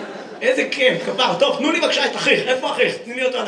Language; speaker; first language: Hebrew; native; Hebrew